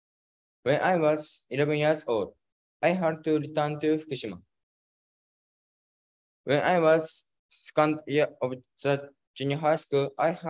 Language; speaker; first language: English; non-native, learner; Japanese